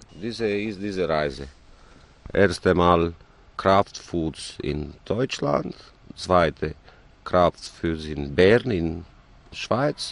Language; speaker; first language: German; non-native, learner; Romanian